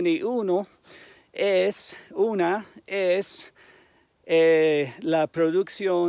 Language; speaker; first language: Spanish; non-native, fluent; English